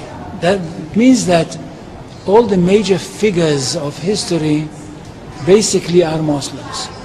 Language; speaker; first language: English; non-native, fluent; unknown